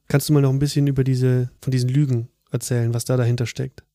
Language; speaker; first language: German; native; German